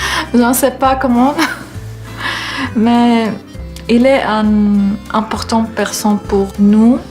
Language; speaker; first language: French; non-native, learner; Arabic